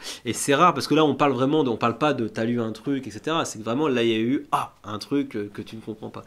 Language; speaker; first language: French; native; French